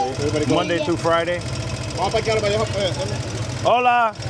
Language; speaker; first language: English; non-native, fluent; Spanish